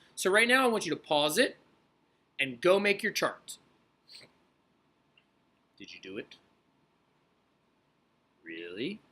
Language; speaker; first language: English; native; English